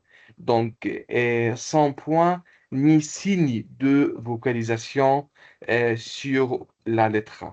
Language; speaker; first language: French; non-native, local second language; Comorian